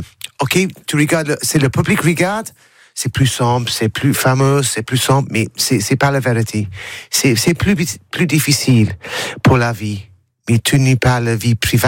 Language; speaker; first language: French; non-native, learner; English